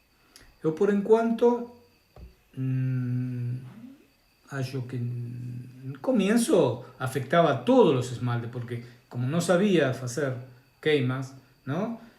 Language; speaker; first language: Portuguese; non-native, learner; Spanish